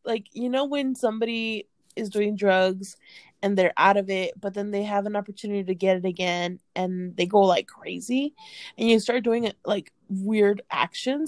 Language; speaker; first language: English; early bilingual, other home language; Spanish